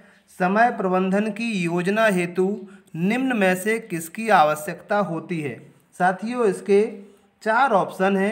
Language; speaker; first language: Hindi; native; Hindi